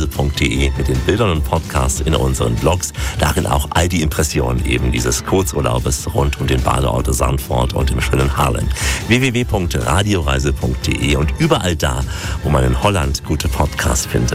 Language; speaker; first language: German; native; German